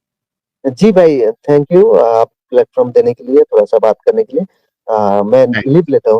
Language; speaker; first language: Hindi; non-native, local second language; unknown